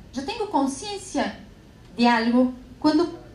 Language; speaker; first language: Spanish; non-native, fluent; Portuguese